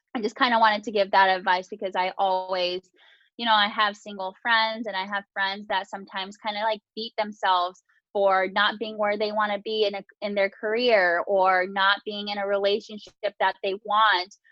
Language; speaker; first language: English; early bilingual, other home language; Japanese